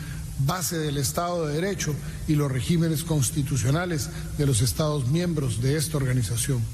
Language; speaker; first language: Spanish; native; Spanish